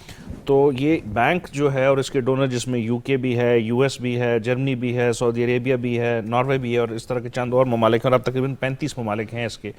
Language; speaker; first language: Urdu; native; Urdu